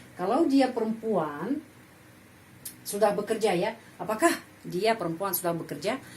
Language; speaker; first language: Indonesian; non-native, fluent; Russian